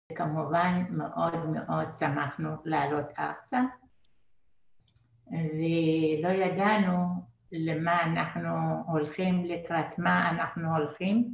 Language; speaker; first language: Hebrew; non-native, fluent; Arabic